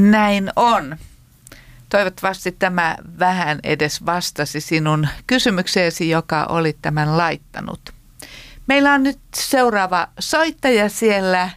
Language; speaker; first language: Finnish; native; Finnish